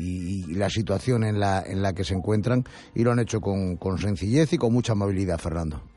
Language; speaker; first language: Spanish; native; Spanish